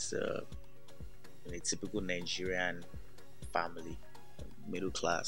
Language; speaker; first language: English; non-native, local second language; Yoruba